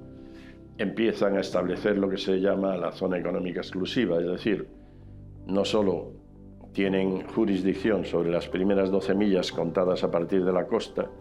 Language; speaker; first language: Spanish; native; Spanish